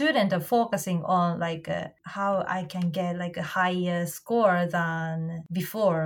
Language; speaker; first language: English; non-native, fluent; Japanese